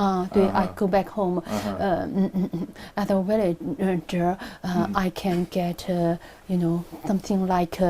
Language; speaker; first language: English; non-native, learner; Chinese